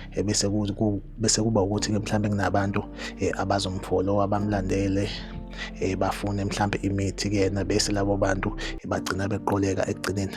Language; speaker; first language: Zulu; native; Zulu